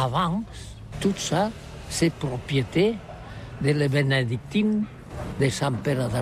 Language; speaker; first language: French; non-native, learner; Catalan